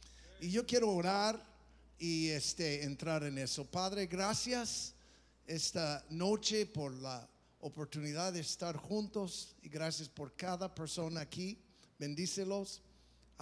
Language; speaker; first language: Spanish; non-native, fluent; English